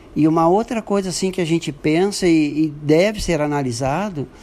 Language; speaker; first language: Portuguese; native; Portuguese